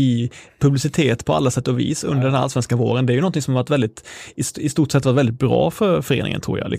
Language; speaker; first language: Swedish; native; Swedish